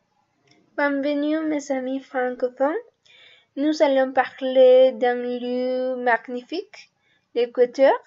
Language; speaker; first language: French; non-native, learner; Spanish